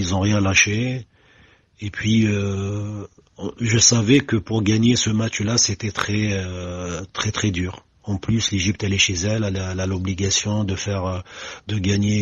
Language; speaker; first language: French; non-native, local second language; Arabic